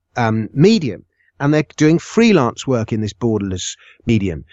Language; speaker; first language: English; native; English